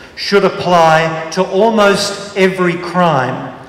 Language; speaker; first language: English; native; English